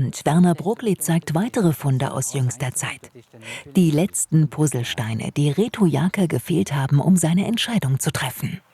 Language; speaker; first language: German; native; German